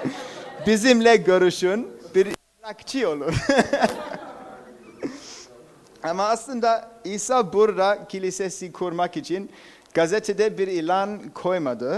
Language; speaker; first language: Turkish; non-native, fluent; English